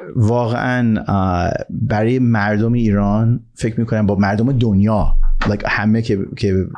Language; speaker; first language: Persian; early bilingual, heritage; Persian